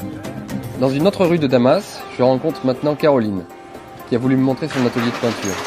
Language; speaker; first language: French; native; French